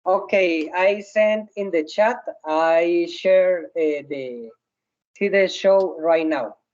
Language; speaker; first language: English; non-native, learner; Spanish